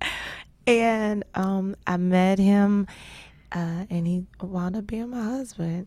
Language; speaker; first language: English; native; English